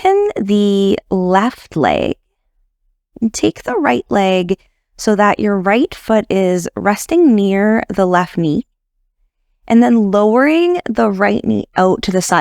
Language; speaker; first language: English; native; English